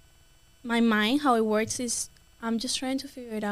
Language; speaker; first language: English; non-native, fluent; Spanish